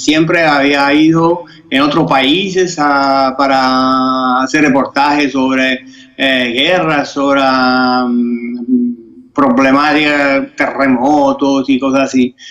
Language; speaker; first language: Spanish; non-native, fluent; Italian